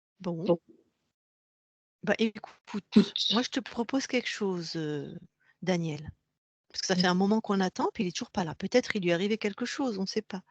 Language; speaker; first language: French; native; French